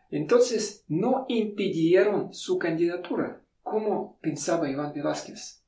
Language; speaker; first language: Spanish; non-native, fluent; Russian